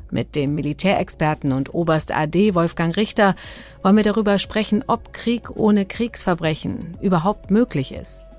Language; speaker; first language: German; native; German